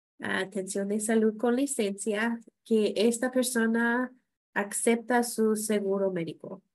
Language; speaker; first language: Spanish; non-native, fluent; English